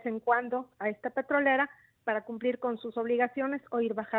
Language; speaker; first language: Spanish; native; Spanish